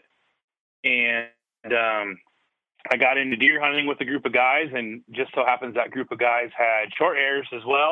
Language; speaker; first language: English; native; English